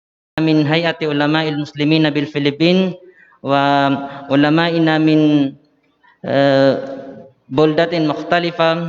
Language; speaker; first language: Arabic; non-native, fluent; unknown